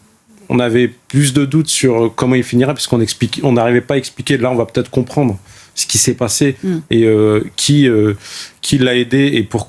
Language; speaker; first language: French; native; French